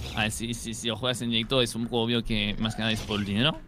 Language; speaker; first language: Spanish; non-native, fluent; French